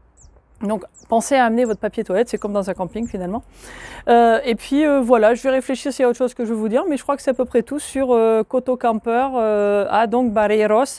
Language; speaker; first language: French; native; French